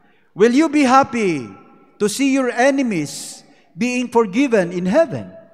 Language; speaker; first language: English; non-native, local second language; Cebuano